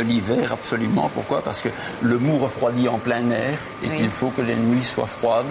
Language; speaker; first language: French; native; French